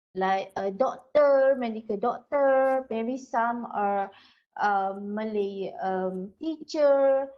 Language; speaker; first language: English; non-native, local second language; Malay